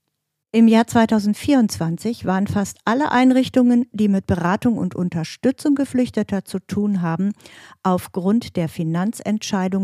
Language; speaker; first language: German; native; German